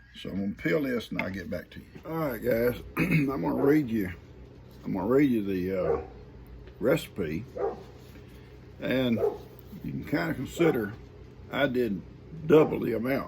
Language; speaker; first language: English; native; English